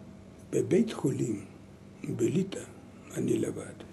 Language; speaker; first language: Hebrew; non-native, learner; Lithuanian